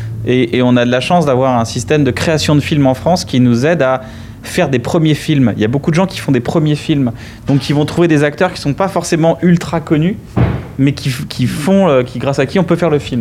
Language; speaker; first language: French; native; French